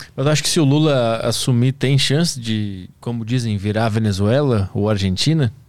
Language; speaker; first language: Portuguese; native; Portuguese